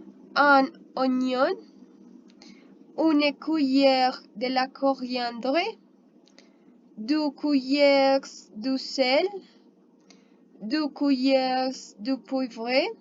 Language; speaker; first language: French; non-native, learner; Spanish